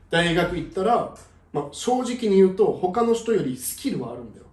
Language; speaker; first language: Japanese; early bilingual, heritage; Japanese